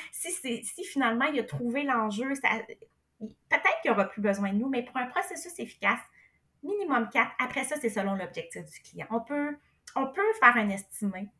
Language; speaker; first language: French; native; French